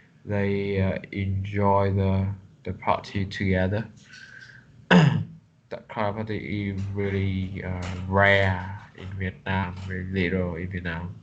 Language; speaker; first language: English; non-native, learner; Vietnamese